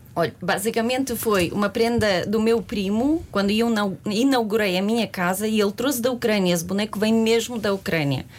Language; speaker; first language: Portuguese; non-native, fluent; Russian